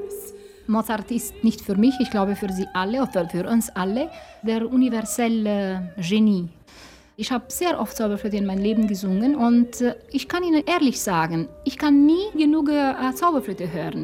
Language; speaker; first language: German; non-native, fluent; Romanian